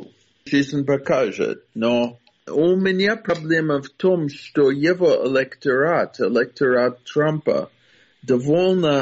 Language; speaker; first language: Russian; non-native, fluent; English